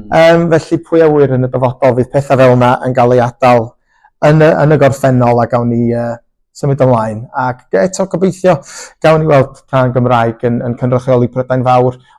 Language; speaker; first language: Welsh; non-native, local second language; English